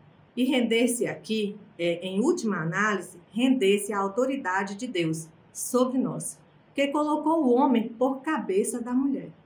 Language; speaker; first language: Portuguese; native; Portuguese